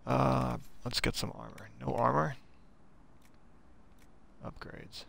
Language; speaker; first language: English; native; English